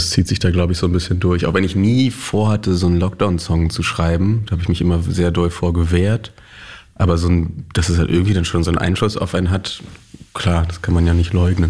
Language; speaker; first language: German; native; German